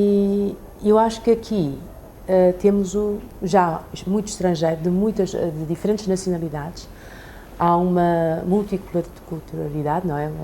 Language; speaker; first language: Portuguese; early bilingual, other home language; Chinese